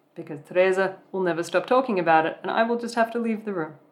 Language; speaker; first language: English; native; English